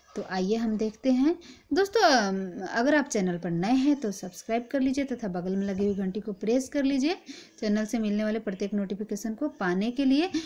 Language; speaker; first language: Hindi; native; Hindi